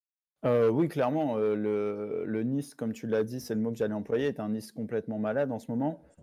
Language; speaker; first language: French; native; French